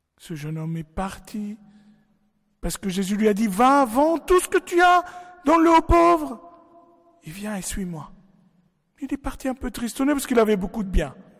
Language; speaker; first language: French; non-native, local second language; Arabic